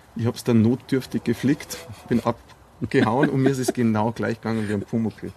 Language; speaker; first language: German; native; German